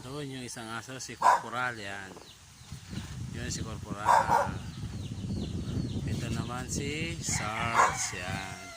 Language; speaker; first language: Filipino; native; Filipino